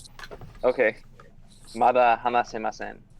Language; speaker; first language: Japanese; non-native, learner; English